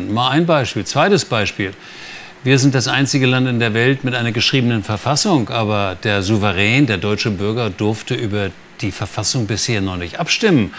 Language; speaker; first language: German; native; German